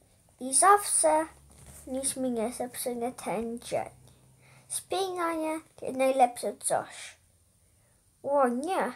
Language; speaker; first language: Polish; early bilingual, heritage; Polish